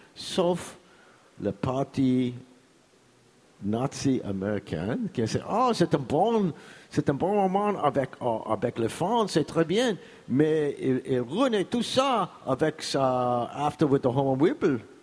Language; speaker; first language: French; non-native, learner; English